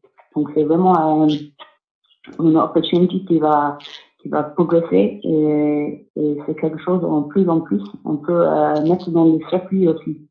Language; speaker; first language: French; non-native, fluent; English